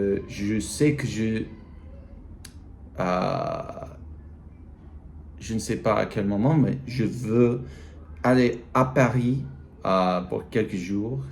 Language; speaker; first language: French; non-native, learner; English